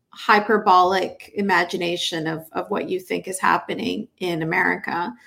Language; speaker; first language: English; native; English